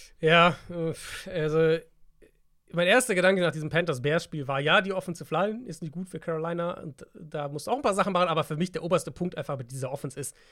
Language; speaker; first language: German; native; German